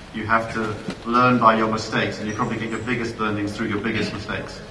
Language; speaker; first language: English; native; English